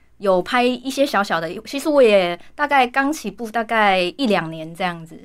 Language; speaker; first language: Chinese; native; Chinese